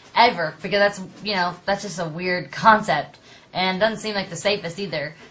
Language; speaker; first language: English; native; English